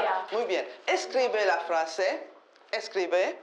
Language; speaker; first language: Spanish; non-native, fluent; French